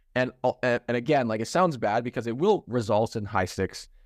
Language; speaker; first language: English; native; English